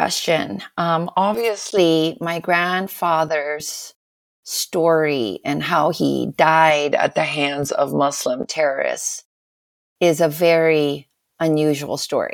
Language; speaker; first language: English; non-native, local second language; Filipino